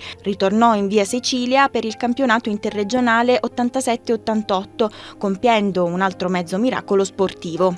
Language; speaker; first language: Italian; native; Italian